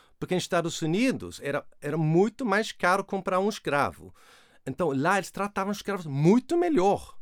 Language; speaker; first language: Portuguese; non-native, fluent; Swedish